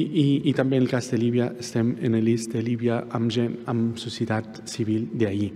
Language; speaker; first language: Catalan; non-native, fluent; Arabic